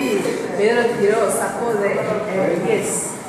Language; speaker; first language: Spanish; non-native, learner; Portuguese